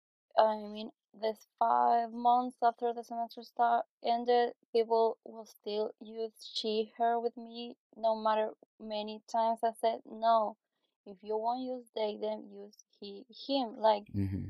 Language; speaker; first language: English; non-native, fluent; Spanish